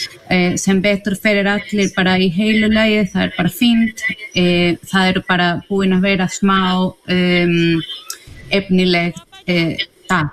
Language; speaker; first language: Icelandic; non-native, fluent; Spanish